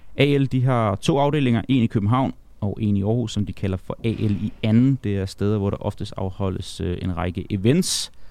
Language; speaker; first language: Danish; native; Danish